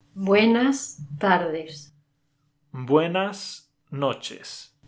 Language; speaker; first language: English; non-native, fluent; Spanish